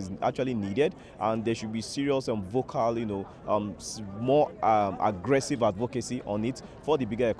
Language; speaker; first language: English; non-native, local second language; Yoruba